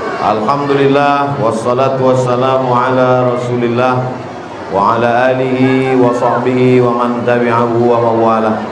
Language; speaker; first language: Indonesian; native; Indonesian